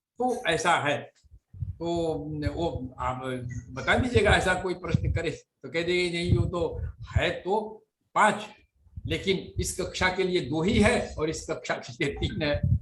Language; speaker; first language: Hindi; native; Hindi